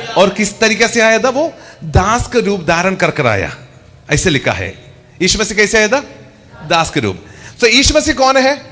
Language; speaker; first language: Hindi; non-native, local second language; Malayalam